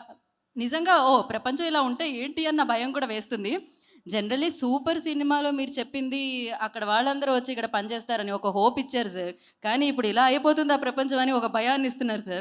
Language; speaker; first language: Telugu; native; Telugu